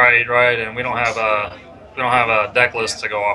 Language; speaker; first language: English; native; English